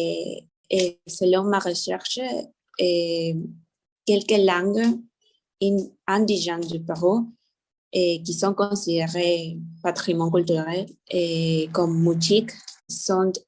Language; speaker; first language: French; non-native, learner; Spanish